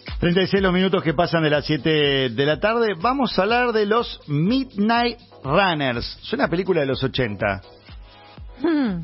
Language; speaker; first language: Spanish; native; Spanish